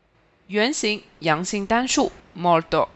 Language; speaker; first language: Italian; non-native, fluent; Chinese